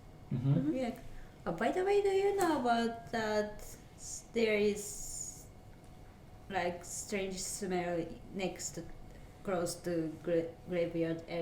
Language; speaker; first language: English; non-native, learner; Japanese